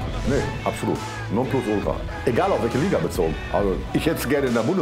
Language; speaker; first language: German; native; German